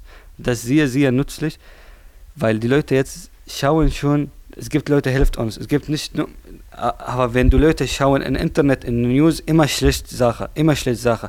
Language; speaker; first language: German; non-native, learner; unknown